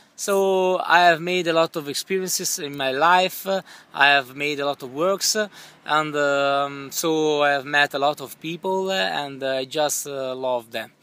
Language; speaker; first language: English; non-native, learner; Italian